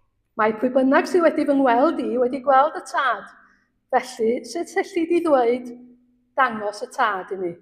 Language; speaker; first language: Welsh; native; Welsh